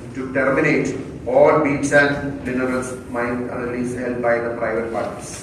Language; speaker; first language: English; non-native, local second language; Malayalam